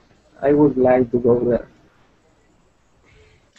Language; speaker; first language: English; non-native, learner; Spanish